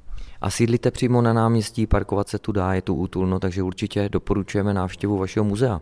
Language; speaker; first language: Czech; native; Czech